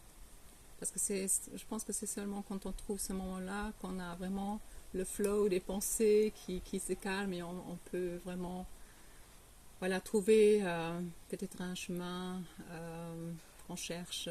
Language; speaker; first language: French; non-native, fluent; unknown